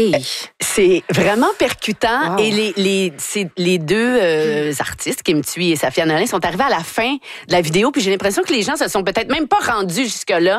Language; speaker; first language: French; native; French